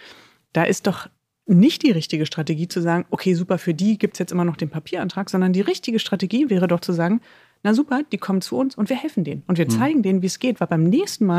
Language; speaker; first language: German; native; German